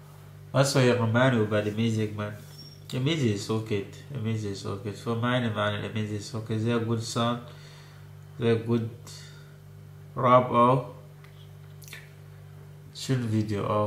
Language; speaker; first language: German; non-native, learner; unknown